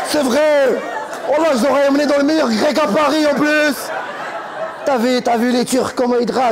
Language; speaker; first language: French; native; French